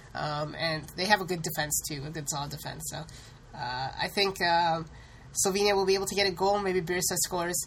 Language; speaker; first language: English; early bilingual, other home language; Hindi